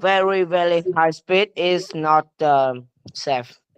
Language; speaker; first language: English; non-native, learner; Vietnamese